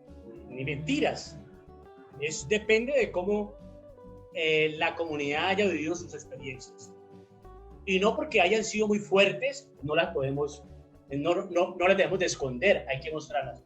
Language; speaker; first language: Spanish; native; Spanish